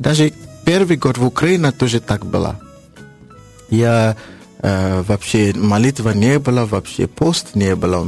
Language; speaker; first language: Russian; non-native, learner; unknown